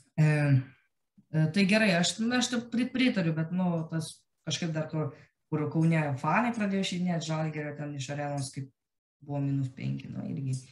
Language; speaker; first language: Lithuanian; native; Lithuanian